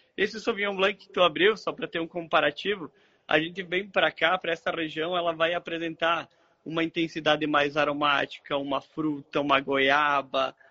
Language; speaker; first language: Portuguese; native; Portuguese